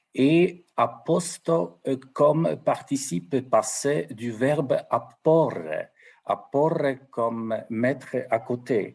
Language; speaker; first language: French; non-native, fluent; Polish